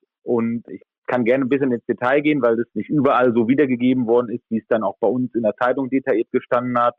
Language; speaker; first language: German; native; German